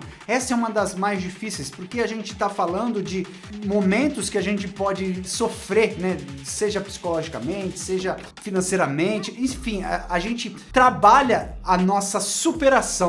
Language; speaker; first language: Portuguese; native; Portuguese